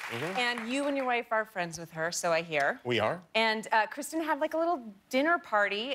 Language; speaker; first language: English; native; English